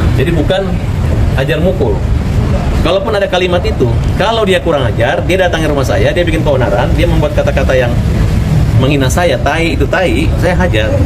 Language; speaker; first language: Indonesian; native; Indonesian